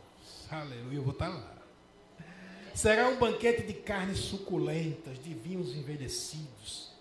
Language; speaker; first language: Portuguese; native; Portuguese